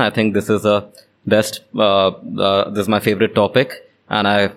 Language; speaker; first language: English; non-native, local second language; Hindi